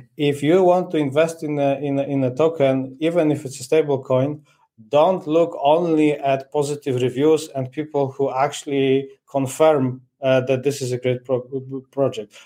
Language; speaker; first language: English; non-native, fluent; Polish